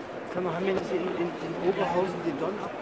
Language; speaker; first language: German; native; German